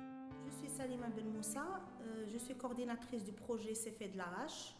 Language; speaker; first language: French; non-native, local second language; Arabic